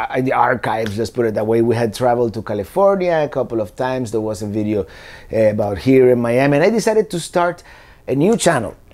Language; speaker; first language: English; non-native, fluent; Spanish